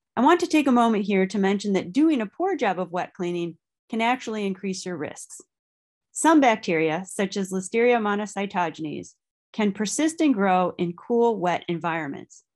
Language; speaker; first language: English; native; English